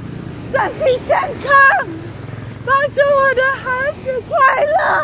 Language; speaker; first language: Chinese; non-native, fluent; Indonesian